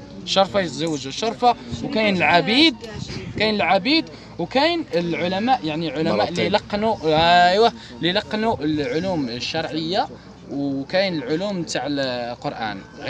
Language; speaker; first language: Arabic; native; Arabic